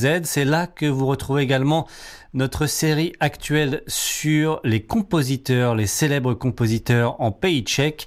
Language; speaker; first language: French; native; French